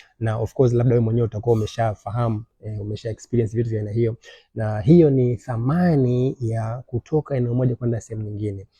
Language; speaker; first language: Swahili; native; Swahili